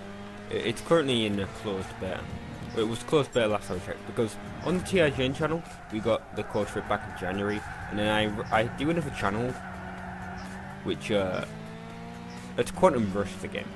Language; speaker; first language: English; native; English